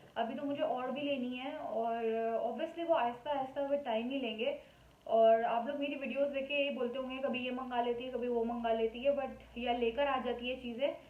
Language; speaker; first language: Urdu; native; Urdu